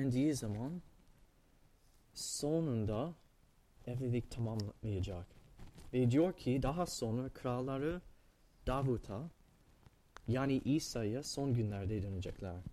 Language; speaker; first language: Turkish; non-native, fluent; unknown